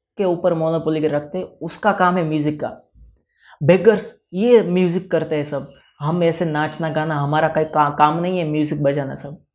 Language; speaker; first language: Hindi; non-native, local second language; Gujarati